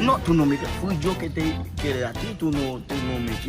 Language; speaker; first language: Spanish; non-native, learner; Haitian Creole